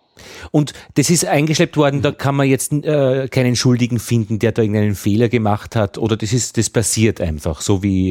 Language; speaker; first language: German; native; German